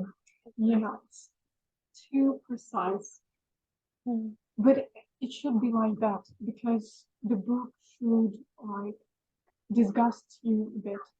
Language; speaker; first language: English; non-native, fluent; Russian